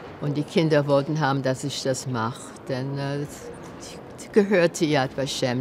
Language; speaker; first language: German; early bilingual, heritage; German